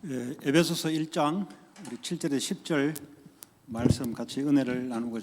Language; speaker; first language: Korean; native; Korean